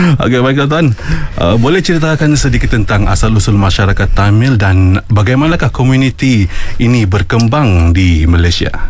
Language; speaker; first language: Malay; native; Malay